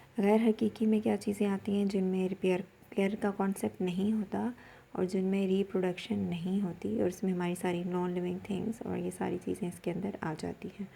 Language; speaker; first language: Urdu; native; Urdu